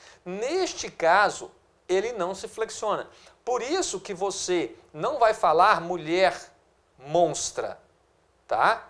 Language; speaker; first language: Portuguese; native; Portuguese